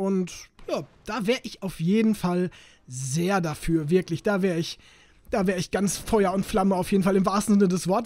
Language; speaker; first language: German; native; German